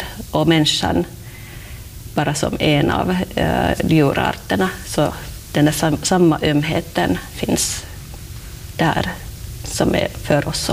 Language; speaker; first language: Swedish; non-native, local second language; Finnish